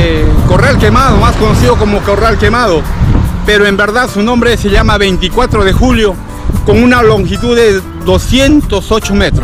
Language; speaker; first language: Spanish; native; Spanish